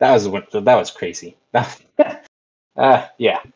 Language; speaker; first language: English; non-native, fluent; Spanish